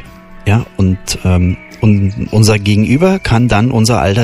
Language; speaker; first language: German; native; German